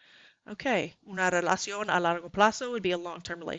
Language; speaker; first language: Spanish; non-native, learner; English